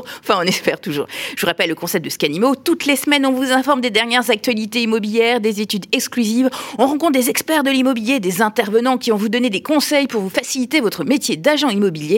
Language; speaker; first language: French; native; French